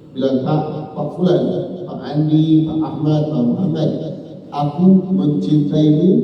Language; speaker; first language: Indonesian; non-native, learner; Arabic